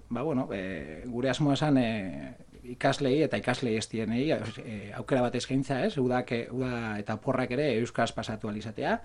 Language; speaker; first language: Basque; non-native, local second language; Spanish